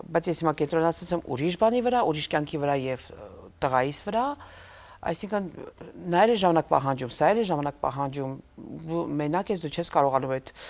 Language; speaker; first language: Armenian; native; Armenian